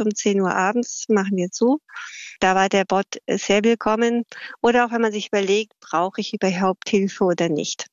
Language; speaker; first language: German; native; German